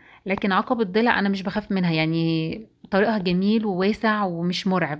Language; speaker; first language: Arabic; native; Arabic